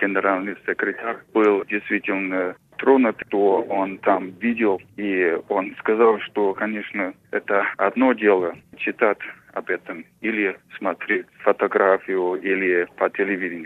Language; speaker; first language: Russian; non-native, fluent; English